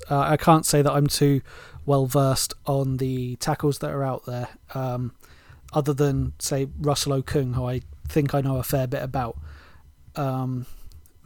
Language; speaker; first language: English; native; English